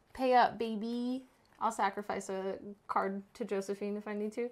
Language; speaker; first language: English; native; English